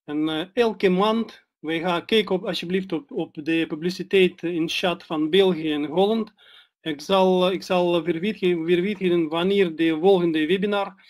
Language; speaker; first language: Dutch; non-native, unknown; Russian